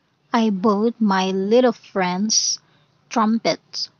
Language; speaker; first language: English; non-native, fluent; Indonesian